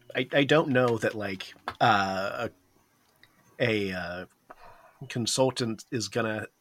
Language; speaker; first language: English; early bilingual, other home language; Japanese